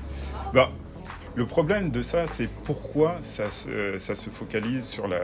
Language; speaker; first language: French; native; French